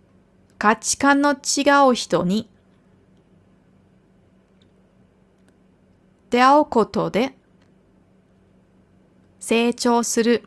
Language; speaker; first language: Japanese; non-native, fluent; German